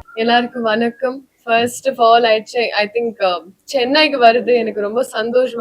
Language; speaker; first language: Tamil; non-native, learner; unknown